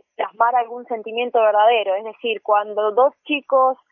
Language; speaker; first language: Spanish; native; Spanish